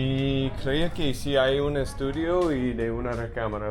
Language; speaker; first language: Spanish; non-native, learner; English